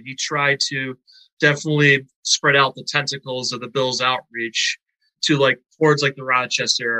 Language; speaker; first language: English; native; English